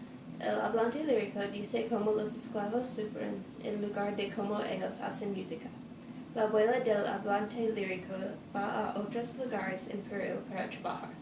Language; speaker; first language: Spanish; non-native, learner; English